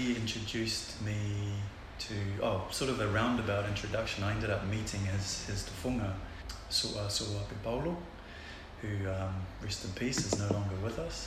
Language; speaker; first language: English; non-native, local second language; Tongan